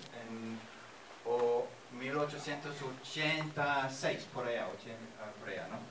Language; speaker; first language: Spanish; non-native, fluent; English